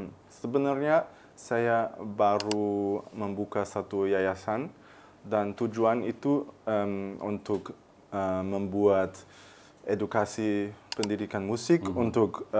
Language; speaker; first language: Indonesian; early bilingual, heritage; German